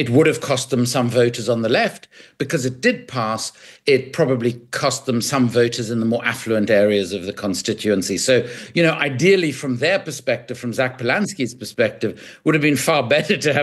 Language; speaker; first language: English; native; English